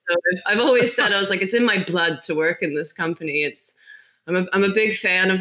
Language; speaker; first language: English; native; English